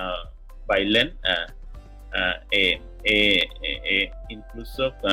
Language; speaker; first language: Spanish; non-native, learner; English